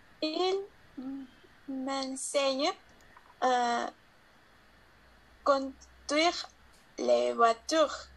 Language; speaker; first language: French; non-native, learner; Spanish